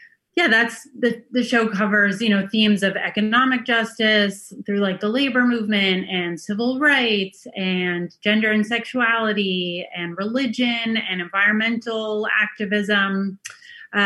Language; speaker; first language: English; native; English